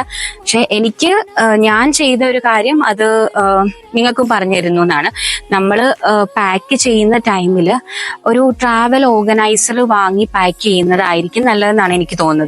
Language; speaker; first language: Malayalam; native; Malayalam